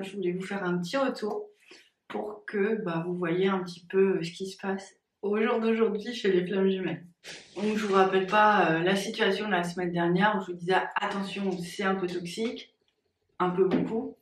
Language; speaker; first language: French; native; French